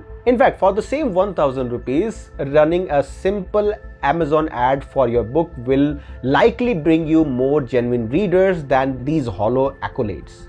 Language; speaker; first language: English; non-native, local second language; Hindi